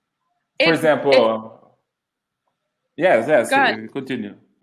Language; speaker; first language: English; non-native, learner; Portuguese